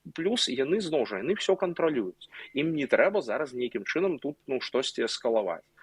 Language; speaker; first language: Belarusian; non-native, local second language; Russian